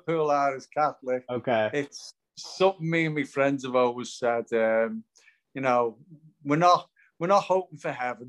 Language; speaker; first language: English; native; English